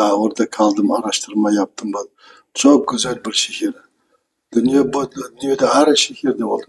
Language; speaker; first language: Turkish; non-native, learner; Kazakh